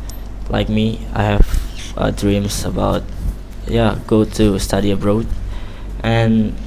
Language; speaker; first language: English; non-native, learner; Indonesian